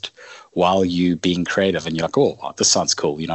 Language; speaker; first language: English; native; English